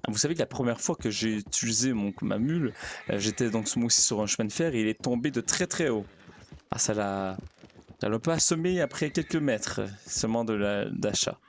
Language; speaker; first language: French; native; French